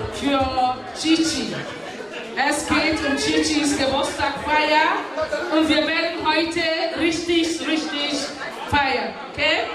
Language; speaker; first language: German; non-native, fluent; Igbo